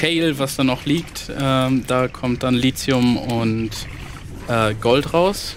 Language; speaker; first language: German; native; German